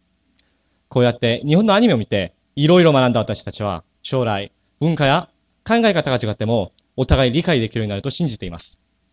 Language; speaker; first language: Japanese; non-native, fluent; Korean